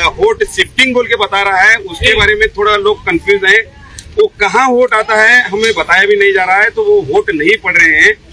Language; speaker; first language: Hindi; native; Hindi